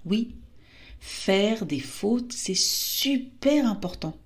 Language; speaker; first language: French; native; French